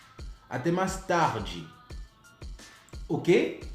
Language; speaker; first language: Portuguese; non-native, fluent; Haitian Creole